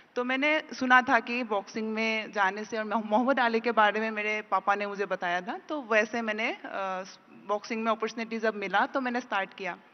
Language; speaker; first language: Hindi; non-native, local second language; Assamese